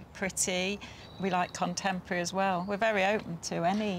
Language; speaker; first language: English; native; English